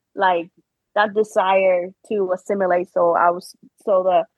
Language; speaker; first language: English; non-native, fluent; Spanish